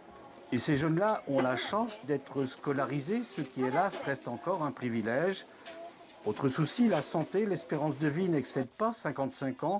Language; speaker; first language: French; native; French